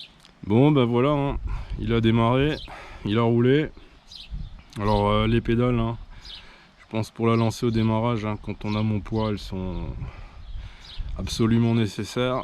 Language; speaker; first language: French; native; French